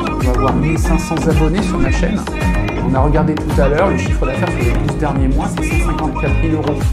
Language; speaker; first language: French; native; French